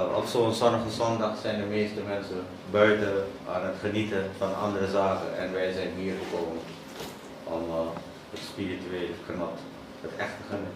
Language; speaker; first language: Dutch; native; Dutch